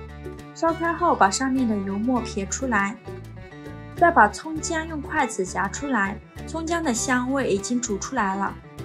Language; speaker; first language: Chinese; native; Chinese